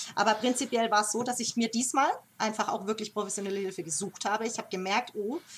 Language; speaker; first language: German; native; German